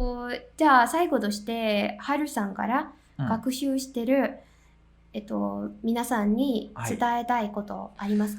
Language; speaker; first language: Japanese; non-native, fluent; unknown